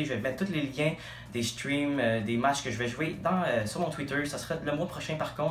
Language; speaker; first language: French; native; French